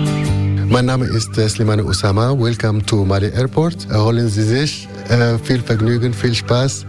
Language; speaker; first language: German; non-native, fluent; Arabic